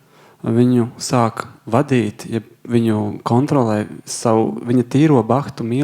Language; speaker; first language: Latvian; native; Latvian